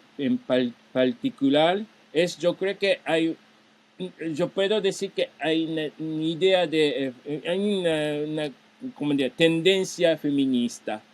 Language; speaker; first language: Spanish; non-native, fluent; Japanese